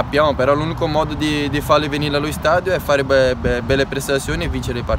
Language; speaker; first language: Italian; non-native, fluent; Portuguese